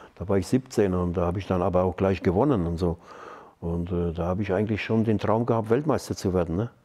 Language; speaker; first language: German; non-native, fluent; Polish